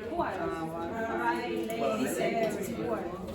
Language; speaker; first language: English; non-native, learner; Italian